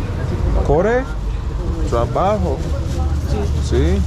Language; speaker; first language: Spanish; non-native, learner; English